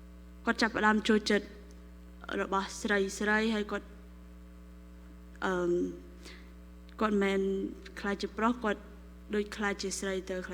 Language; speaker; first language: Khmer; non-native, local second language; Korean